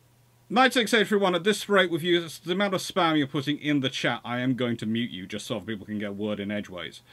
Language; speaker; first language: English; native; English